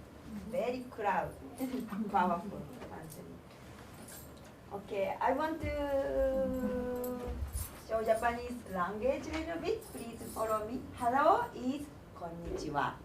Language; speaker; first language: English; non-native, learner; Japanese